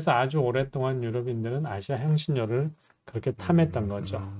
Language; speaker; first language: Korean; native; Korean